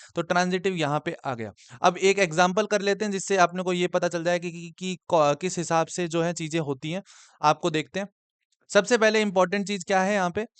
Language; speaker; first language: Hindi; native; Hindi